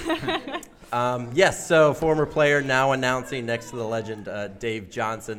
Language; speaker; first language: English; native; English